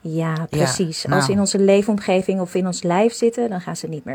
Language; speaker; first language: Dutch; native; Dutch